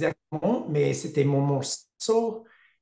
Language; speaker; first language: French; non-native, learner; English